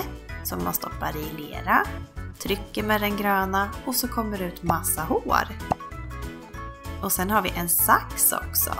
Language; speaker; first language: Swedish; native; Swedish